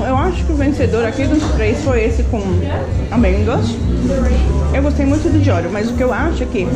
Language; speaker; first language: Portuguese; native; Portuguese